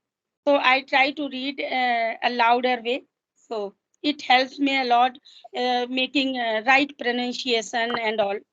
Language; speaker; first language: English; non-native, local second language; Hindi